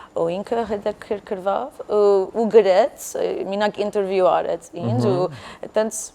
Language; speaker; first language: Armenian; early bilingual, other home language; English